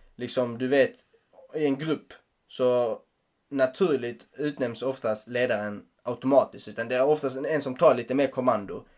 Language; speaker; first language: Swedish; native; Swedish